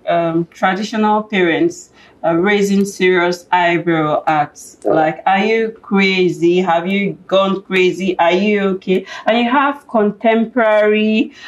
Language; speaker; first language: English; non-native, local second language; Yoruba